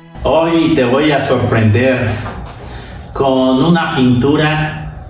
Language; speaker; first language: Spanish; native; Spanish